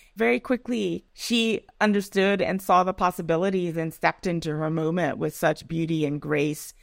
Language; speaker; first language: English; non-native, local second language; Yoruba